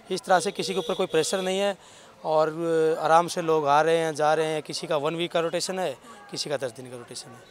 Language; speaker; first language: Hindi; native; Hindi